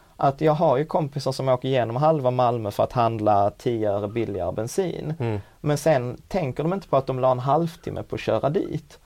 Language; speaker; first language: Swedish; early bilingual, other home language; Czech